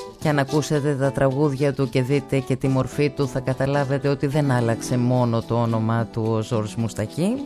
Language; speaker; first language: Greek; native; Greek